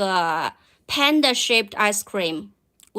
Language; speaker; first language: English; non-native, fluent; Chinese